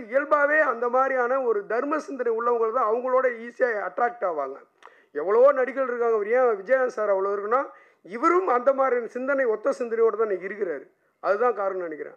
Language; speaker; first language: Tamil; native; Tamil